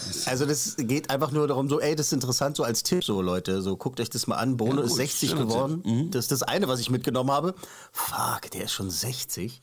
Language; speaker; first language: German; native; German